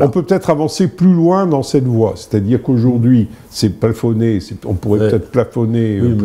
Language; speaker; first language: French; native; French